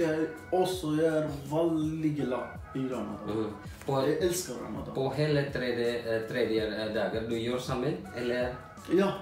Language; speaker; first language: Norwegian; non-native, learner; Indonesian